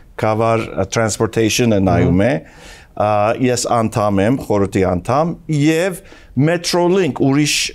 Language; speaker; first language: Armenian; early bilingual, heritage; Armenian